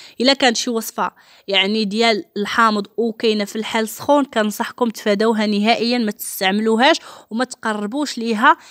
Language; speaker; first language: Arabic; native; Arabic